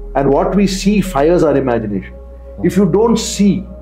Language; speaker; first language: English; non-native, local second language; Telugu